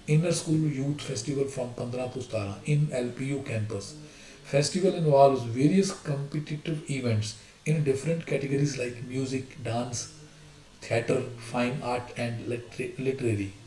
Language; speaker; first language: English; non-native, local second language; Punjabi